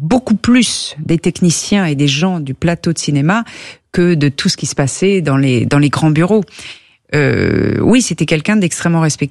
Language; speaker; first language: French; native; French